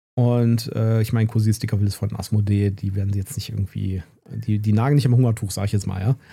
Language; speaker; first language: German; native; German